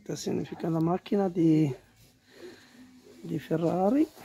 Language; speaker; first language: Italian; non-native, learner; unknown